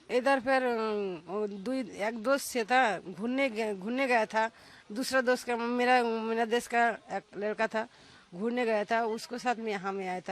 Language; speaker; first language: Hindi; non-native, learner; Bangla